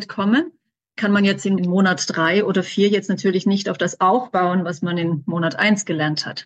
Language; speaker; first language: German; native; German